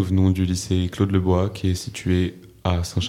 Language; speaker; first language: French; native; French